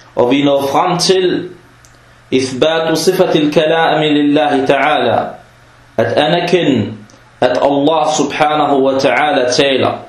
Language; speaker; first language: Danish; early bilingual, other home language; Arabic